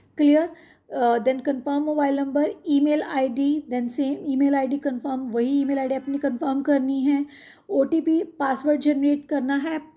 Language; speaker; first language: Hindi; non-native, local second language; Punjabi